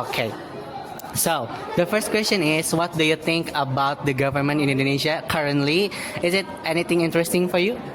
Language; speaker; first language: English; non-native, learner; Indonesian